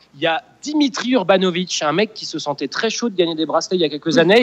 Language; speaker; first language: French; native; French